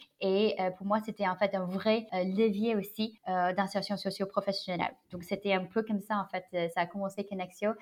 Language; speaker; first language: French; non-native, fluent; Chinese